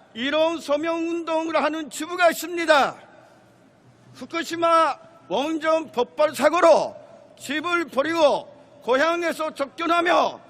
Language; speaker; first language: Korean; non-native, fluent; Japanese